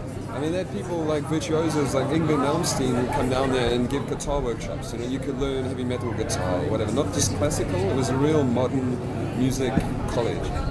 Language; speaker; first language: English; native; English